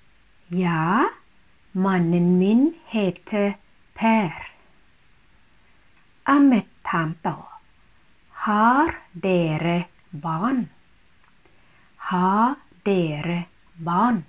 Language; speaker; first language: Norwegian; non-native, fluent; Thai